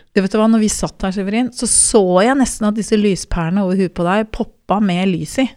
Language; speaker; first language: Norwegian; native; Norwegian